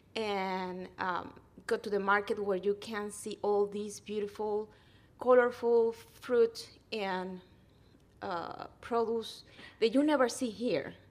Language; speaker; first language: English; non-native, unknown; Spanish